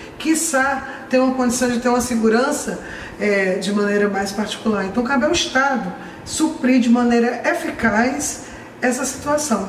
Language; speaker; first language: Portuguese; native; Portuguese